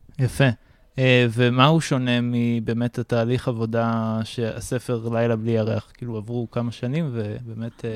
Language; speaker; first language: Hebrew; native; Hebrew